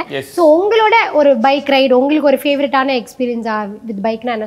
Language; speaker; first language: Tamil; native; Tamil